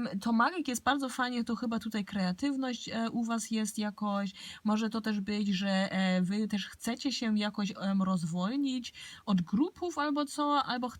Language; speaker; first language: Polish; early bilingual, heritage; Polish